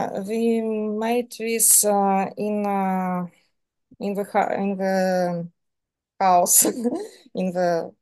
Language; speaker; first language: English; non-native, learner; Serbian